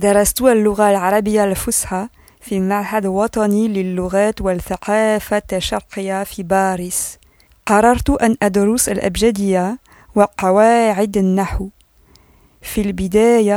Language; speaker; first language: Arabic; early bilingual, heritage; French